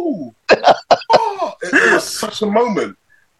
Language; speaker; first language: English; native; English